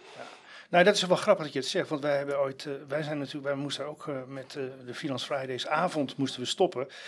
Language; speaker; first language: Dutch; native; Dutch